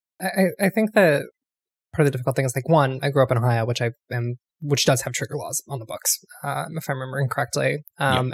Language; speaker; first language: English; native; English